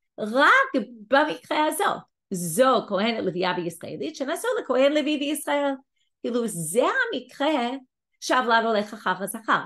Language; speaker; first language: Hebrew; non-native, fluent; English